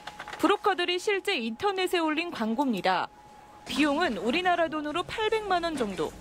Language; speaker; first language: Korean; native; Korean